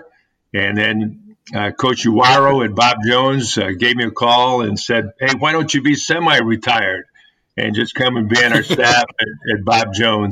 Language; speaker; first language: English; native; English